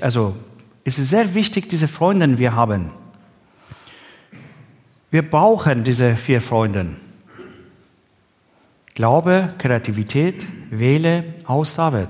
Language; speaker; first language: German; non-native, learner; Persian